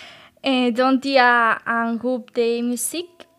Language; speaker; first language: French; non-native, learner; Spanish